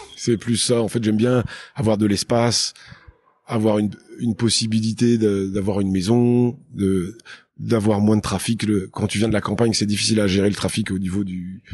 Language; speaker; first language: French; native; French